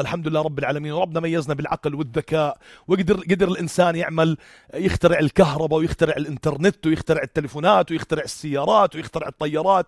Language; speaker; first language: Arabic; native; Arabic